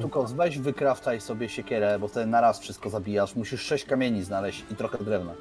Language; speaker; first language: Polish; native; Polish